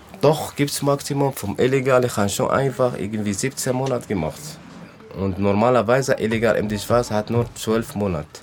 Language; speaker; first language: German; non-native, learner; Arabic